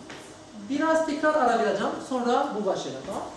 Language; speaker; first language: Turkish; non-native, learner; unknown